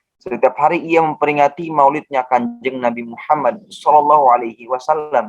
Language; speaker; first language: Indonesian; native; Indonesian